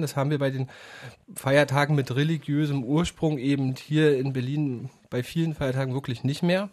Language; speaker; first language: German; native; German